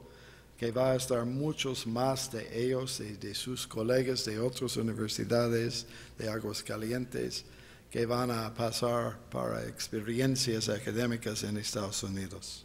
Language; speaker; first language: Spanish; non-native, fluent; English